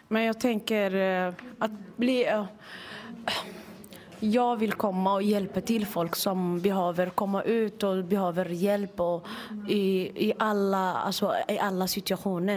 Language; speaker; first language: Swedish; non-native, fluent; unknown